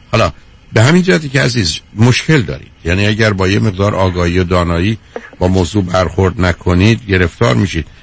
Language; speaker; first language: Persian; native; Persian